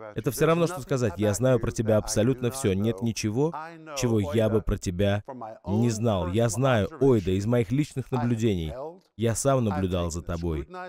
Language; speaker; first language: Russian; non-native, fluent; English